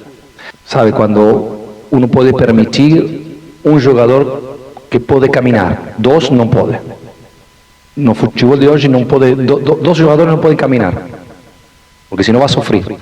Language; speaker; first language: Portuguese; non-native, fluent; Spanish